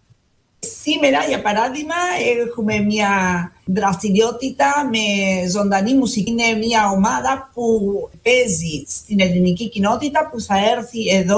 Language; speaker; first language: Greek; non-native, fluent; Spanish